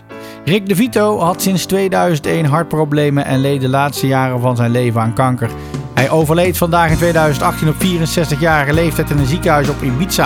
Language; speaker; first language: Dutch; native; Dutch